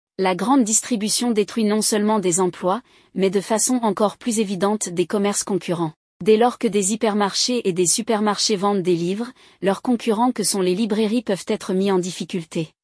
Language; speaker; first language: French; native; French